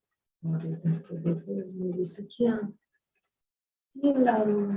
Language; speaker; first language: Hindi; native; Hindi